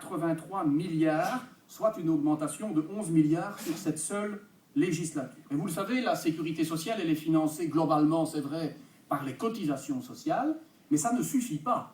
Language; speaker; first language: French; native; French